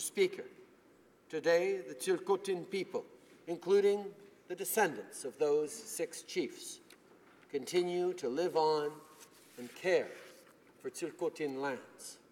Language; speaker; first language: English; early bilingual, other home language; French